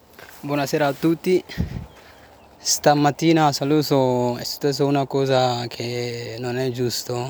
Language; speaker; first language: Italian; non-native, learner; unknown